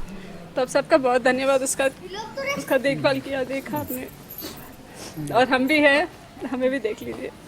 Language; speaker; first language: Hindi; non-native, local second language; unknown